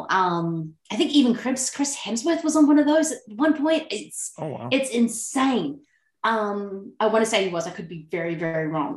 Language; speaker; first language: English; native; English